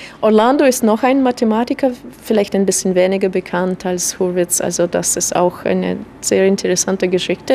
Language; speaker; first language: German; non-native, fluent; Russian